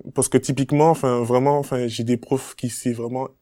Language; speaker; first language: French; native; French